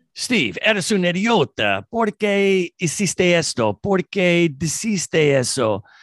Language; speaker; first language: Spanish; non-native, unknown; English